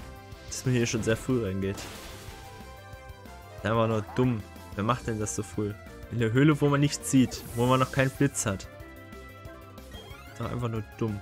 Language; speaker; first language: German; native; German